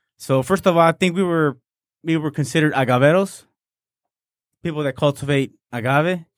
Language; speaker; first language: English; non-native, fluent; Spanish